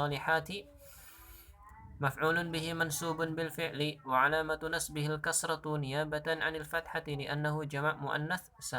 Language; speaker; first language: Arabic; non-native, fluent; Indonesian